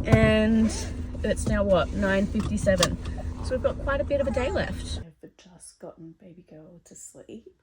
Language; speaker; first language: English; native; English